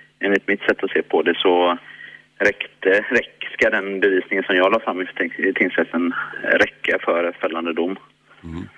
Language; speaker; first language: Swedish; native; Swedish